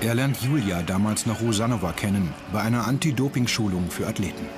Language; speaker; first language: German; native; German